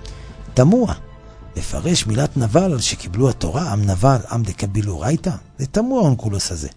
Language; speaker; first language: Hebrew; native; Hebrew